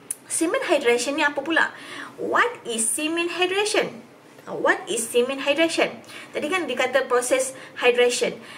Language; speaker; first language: English; non-native, local second language; Malay